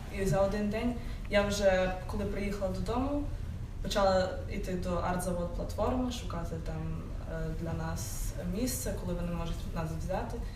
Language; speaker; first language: Ukrainian; non-native, local second language; English